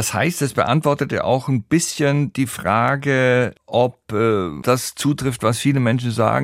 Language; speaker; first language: German; native; German